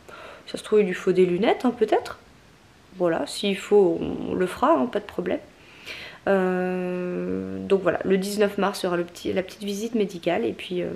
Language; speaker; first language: French; native; French